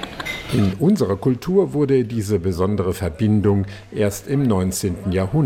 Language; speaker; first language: German; native; German